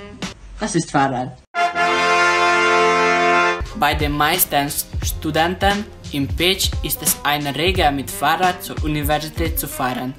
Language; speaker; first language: German; non-native, learner; Hungarian